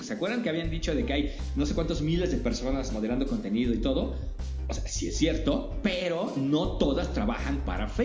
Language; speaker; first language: Spanish; native; Spanish